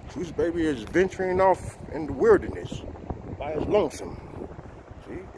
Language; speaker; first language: English; native; English